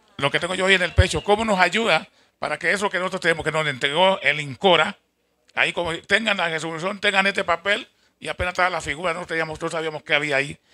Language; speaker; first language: Spanish; native; Spanish